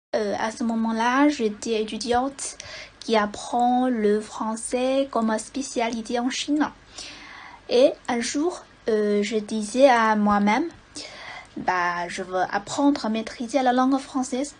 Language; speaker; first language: French; non-native, fluent; Chinese